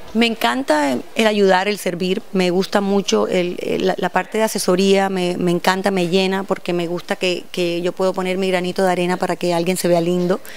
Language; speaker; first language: Spanish; native; Spanish